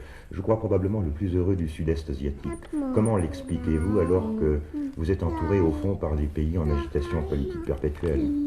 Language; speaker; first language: French; native; French